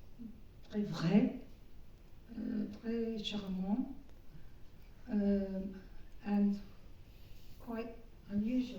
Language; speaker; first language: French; non-native, learner; English